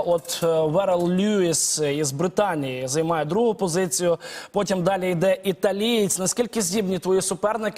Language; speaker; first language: Ukrainian; native; Ukrainian